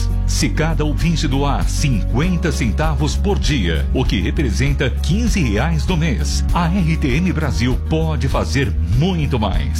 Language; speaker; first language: Portuguese; native; Portuguese